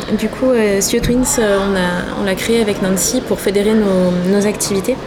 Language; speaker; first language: French; native; French